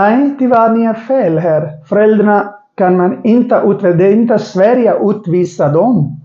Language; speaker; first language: Swedish; non-native, learner; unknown